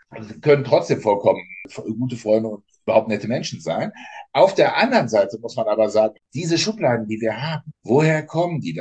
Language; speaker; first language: German; native; German